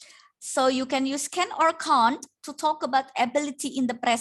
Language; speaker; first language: English; non-native, fluent; Indonesian